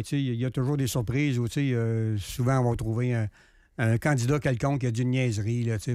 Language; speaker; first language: French; native; French